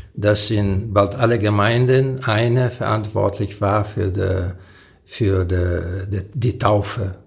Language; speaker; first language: German; early bilingual, other home language; Portuguese